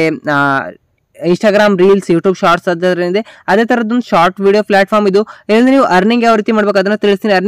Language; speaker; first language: Kannada; native; Kannada